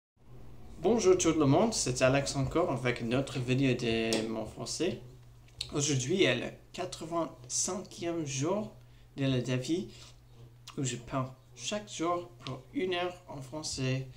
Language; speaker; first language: French; non-native, learner; English